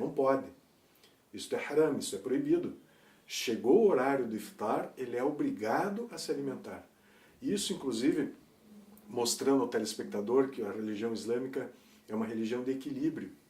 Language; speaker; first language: Portuguese; native; Portuguese